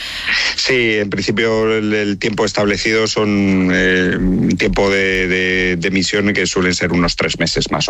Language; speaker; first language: Spanish; native; Spanish